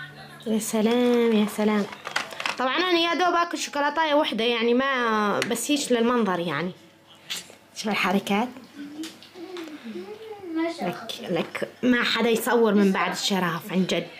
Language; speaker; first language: Arabic; native; Arabic